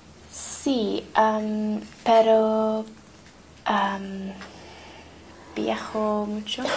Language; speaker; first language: Spanish; non-native, learner; English